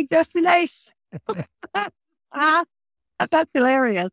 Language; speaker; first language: English; native; English